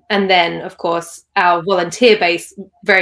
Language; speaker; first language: English; native; English